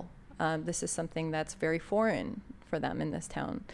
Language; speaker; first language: English; native; English